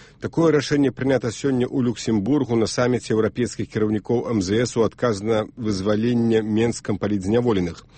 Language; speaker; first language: Belarusian; native; Belarusian